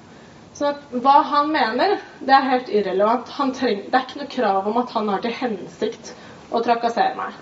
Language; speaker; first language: Norwegian; native; Norwegian